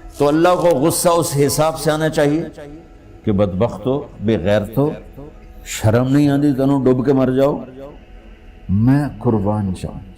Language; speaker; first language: Urdu; non-native, local second language; Punjabi